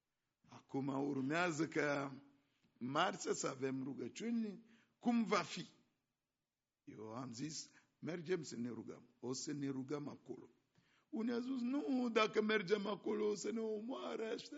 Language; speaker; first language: Romanian; non-native, fluent; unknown